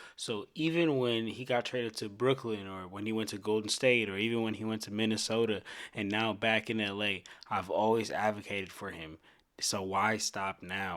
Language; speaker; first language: English; native; English